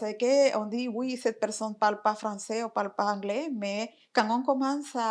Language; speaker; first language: French; non-native, fluent; Spanish